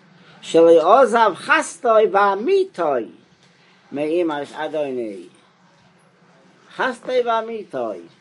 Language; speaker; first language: Hebrew; non-native, fluent; English